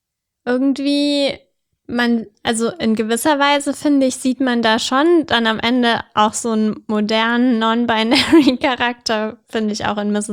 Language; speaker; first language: German; native; German